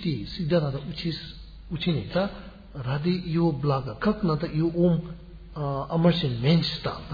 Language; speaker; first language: Russian; non-native, learner; Tibetan